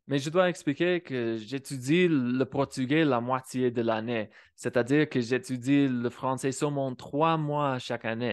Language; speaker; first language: French; non-native, fluent; English